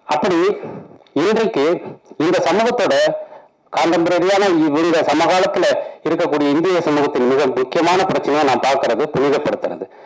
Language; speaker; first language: Tamil; native; Tamil